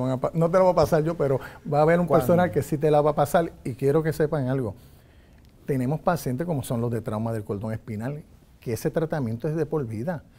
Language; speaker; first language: Spanish; native; Spanish